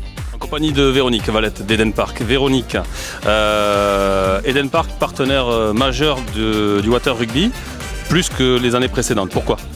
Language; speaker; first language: French; native; French